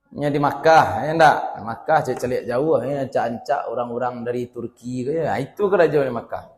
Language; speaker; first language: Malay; non-native, local second language; Minangkabau